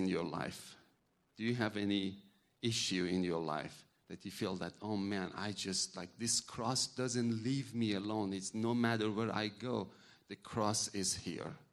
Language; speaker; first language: English; non-native, fluent; Persian